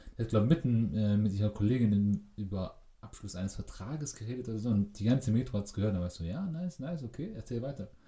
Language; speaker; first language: German; native; German